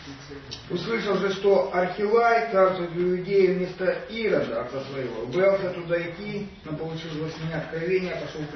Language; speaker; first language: Russian; native; Russian